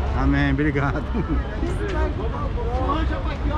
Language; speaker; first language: Portuguese; native; Portuguese